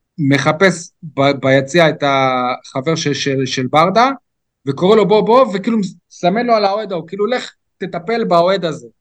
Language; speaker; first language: Hebrew; native; Hebrew